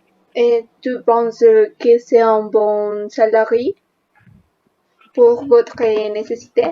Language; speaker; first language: French; non-native, learner; Spanish